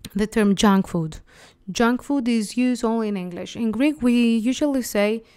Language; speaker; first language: English; non-native, fluent; Greek